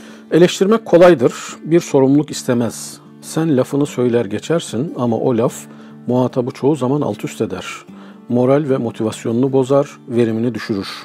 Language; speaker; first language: Turkish; native; Turkish